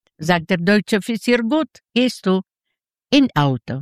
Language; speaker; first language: German; non-native, learner; Yiddish